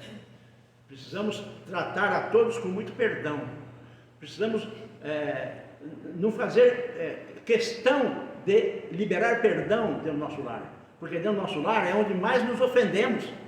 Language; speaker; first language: Portuguese; native; Portuguese